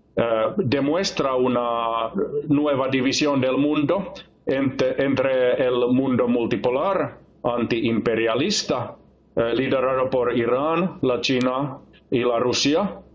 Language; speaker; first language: Spanish; non-native, fluent; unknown